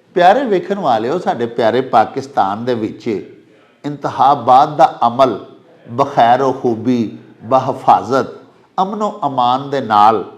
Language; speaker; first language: Urdu; non-native, local second language; Punjabi